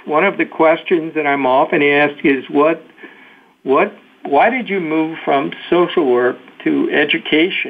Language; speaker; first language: English; native; English